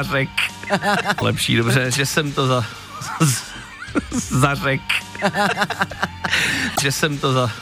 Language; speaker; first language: Czech; native; Czech